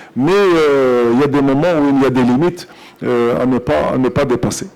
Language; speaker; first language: French; non-native, local second language; Arabic